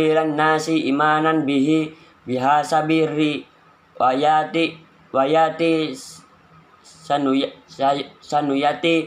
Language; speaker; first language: Arabic; non-native, learner; Indonesian